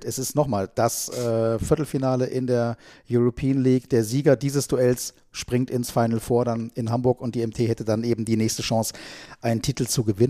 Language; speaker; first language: German; native; German